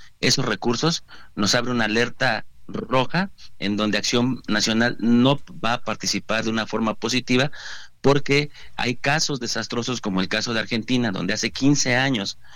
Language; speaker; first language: Spanish; native; Spanish